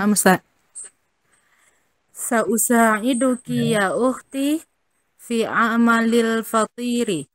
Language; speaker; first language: Arabic; non-native, learner; Indonesian